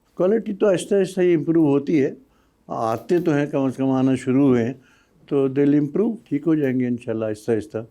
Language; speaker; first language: Urdu; non-native, local second language; Punjabi